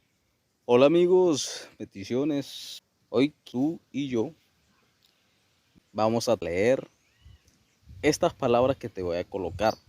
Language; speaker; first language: Spanish; non-native, local second language; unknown